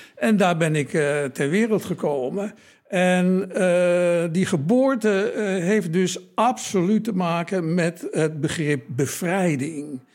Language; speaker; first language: Dutch; native; Dutch